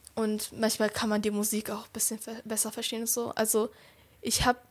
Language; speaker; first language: German; native; German